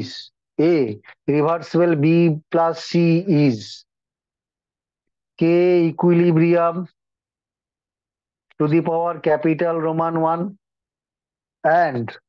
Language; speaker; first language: English; non-native, local second language; Hindi